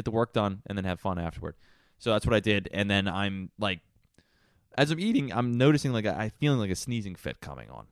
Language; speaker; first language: English; native; English